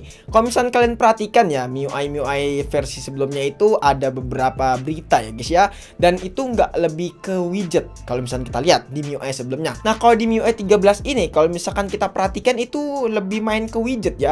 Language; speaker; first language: Indonesian; native; Indonesian